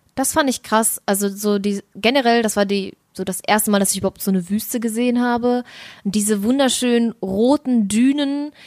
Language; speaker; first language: German; early bilingual, other home language; Russian